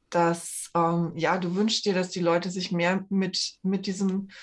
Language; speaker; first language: German; native; German